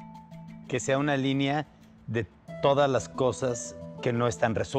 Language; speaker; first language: Spanish; native; Spanish